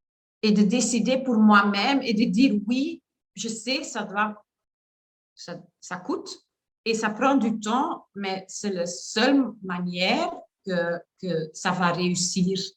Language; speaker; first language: French; non-native, learner; Dutch